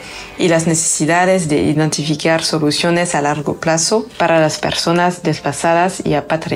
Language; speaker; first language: Spanish; native; Spanish